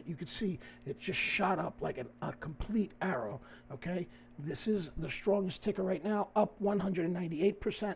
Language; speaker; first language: English; native; English